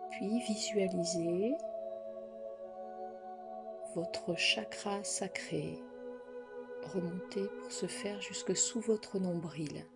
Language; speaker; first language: French; native; French